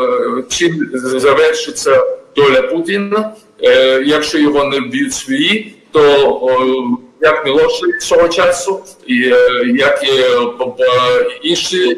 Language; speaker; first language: Ukrainian; non-native, fluent; Georgian